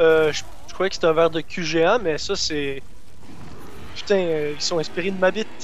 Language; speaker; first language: French; native; French